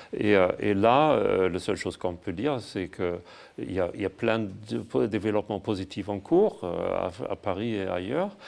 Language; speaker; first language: French; non-native, fluent; German